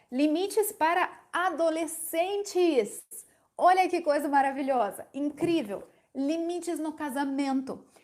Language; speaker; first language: Portuguese; non-native, fluent; Ukrainian